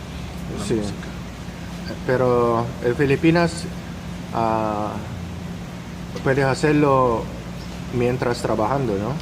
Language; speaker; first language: Spanish; non-native, fluent; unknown